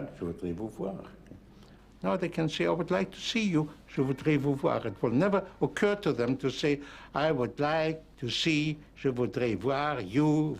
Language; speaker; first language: French; non-native, fluent; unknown